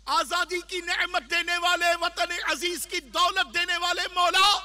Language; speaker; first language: Urdu; native; Urdu